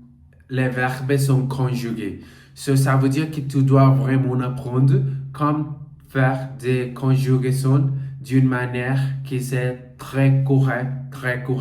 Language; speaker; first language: French; non-native, learner; Portuguese